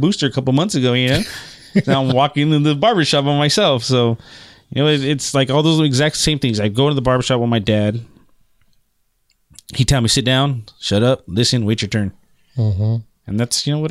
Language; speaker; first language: English; native; English